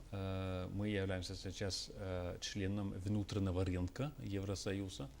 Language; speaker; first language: Russian; non-native, fluent; Norwegian